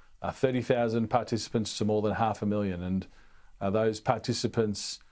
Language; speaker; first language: English; native; English